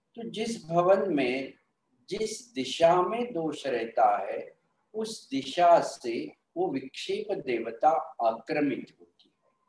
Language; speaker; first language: Hindi; non-native, local second language; Marathi